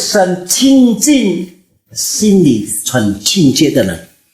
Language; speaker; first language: Chinese; early bilingual, heritage; Chinese